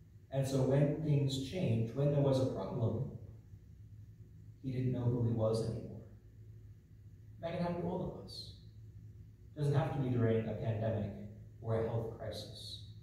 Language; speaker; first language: English; native; English